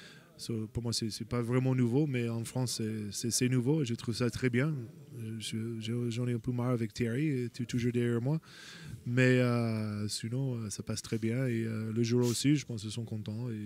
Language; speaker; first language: French; non-native, fluent; English